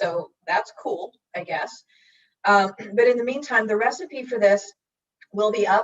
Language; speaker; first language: English; native; English